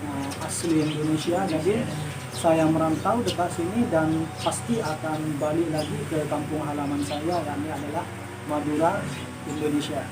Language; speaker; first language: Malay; non-native, local second language; Madurese